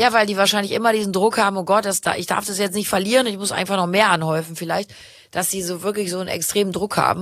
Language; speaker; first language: German; native; German